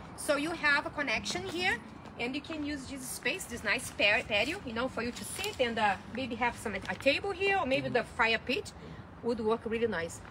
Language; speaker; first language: English; non-native, fluent; Portuguese